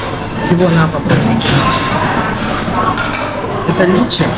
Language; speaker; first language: Russian; native; Russian